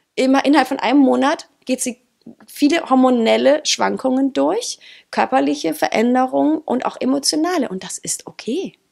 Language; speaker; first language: German; non-native, fluent; Danish